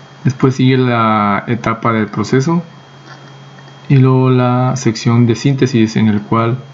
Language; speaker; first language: Spanish; native; Spanish